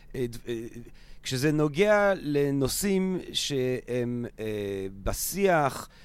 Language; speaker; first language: Hebrew; non-native, fluent; French